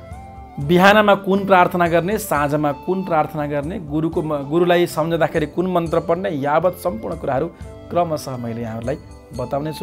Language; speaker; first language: Nepali; native; Nepali